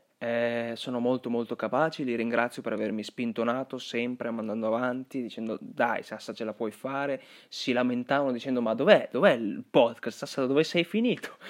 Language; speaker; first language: Italian; early bilingual, other home language; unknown